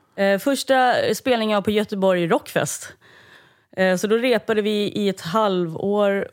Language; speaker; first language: Swedish; native; Swedish